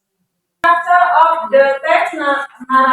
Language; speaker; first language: English; non-native, learner; Indonesian